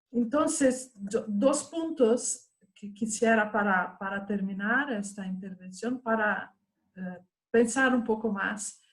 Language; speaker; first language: Spanish; non-native, fluent; Portuguese